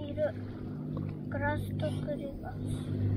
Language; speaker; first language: Japanese; native; Japanese